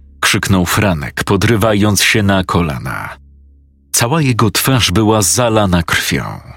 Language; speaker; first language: Polish; native; Polish